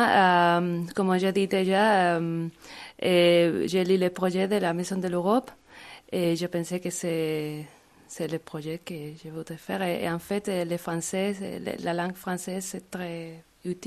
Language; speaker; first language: French; non-native, learner; Spanish